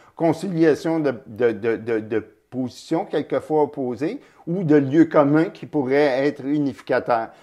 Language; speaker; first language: French; native; French